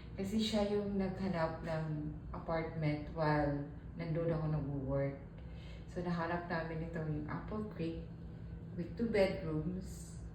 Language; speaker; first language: Filipino; non-native, local second language; Waray